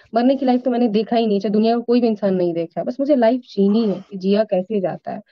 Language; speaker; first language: Hindi; native; Hindi